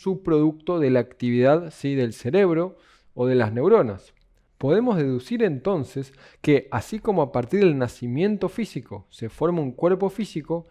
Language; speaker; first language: Spanish; native; Spanish